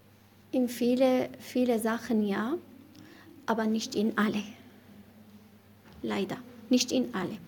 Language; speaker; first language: German; non-native, learner; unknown